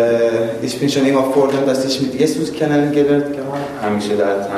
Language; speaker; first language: German; non-native, learner; Persian